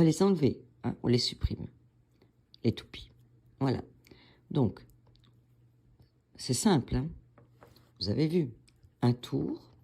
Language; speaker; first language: French; native; French